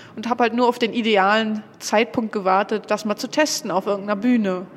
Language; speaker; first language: German; native; German